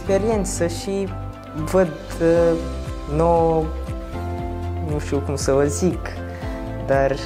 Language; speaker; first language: Romanian; non-native, learner; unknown